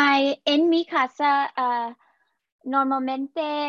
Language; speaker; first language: Spanish; non-native, learner; English